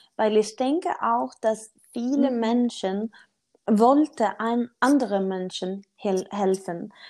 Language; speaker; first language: German; non-native, fluent; Swedish